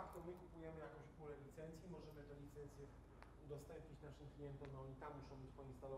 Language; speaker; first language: Polish; native; Polish